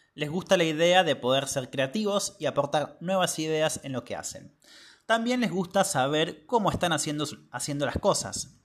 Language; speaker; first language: Spanish; native; Spanish